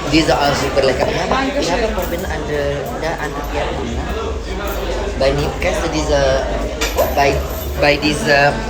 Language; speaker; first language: German; non-native, learner; Indonesian